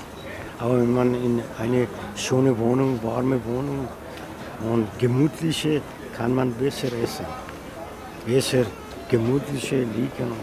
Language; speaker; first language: German; non-native, learner; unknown